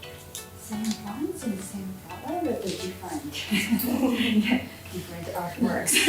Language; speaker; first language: English; non-native, learner; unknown